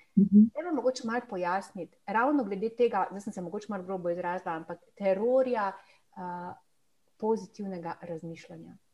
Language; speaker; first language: Slovenian; native; Slovenian